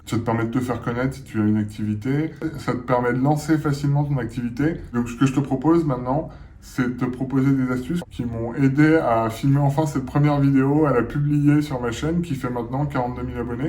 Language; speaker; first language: French; native; French